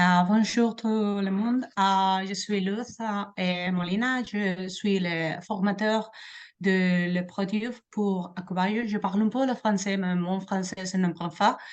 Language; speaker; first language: French; non-native, learner; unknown